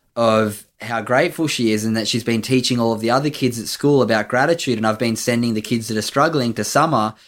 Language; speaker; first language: English; native; English